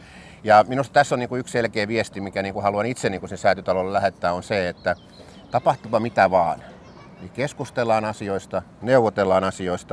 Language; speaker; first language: Finnish; native; Finnish